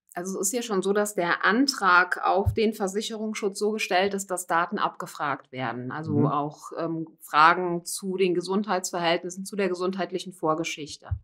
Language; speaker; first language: German; native; German